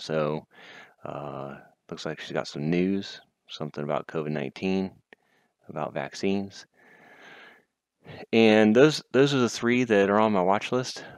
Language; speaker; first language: English; native; English